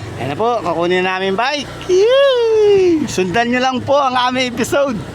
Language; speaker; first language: Filipino; native; Filipino